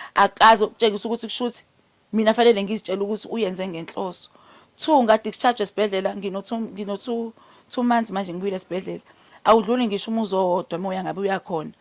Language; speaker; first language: Zulu; native; Zulu